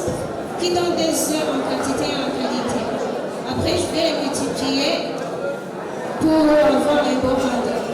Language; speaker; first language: French; non-native, local second language; Rundi